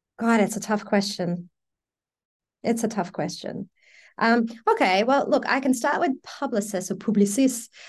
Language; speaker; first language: English; early bilingual, other home language; Persian